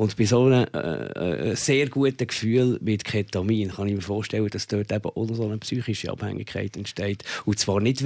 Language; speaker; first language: German; native; German